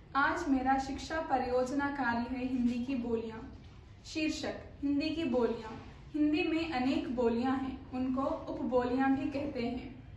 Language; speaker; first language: Hindi; native; Hindi